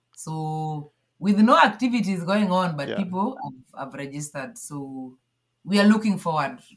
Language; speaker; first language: English; non-native, local second language; Luo (Kenya and Tanzania)